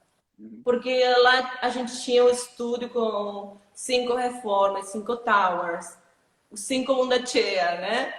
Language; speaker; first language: Portuguese; non-native, fluent; Spanish